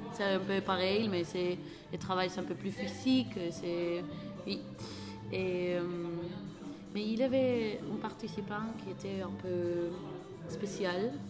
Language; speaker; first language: French; non-native, learner; Spanish